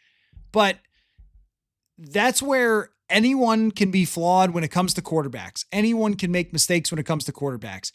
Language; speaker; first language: English; native; English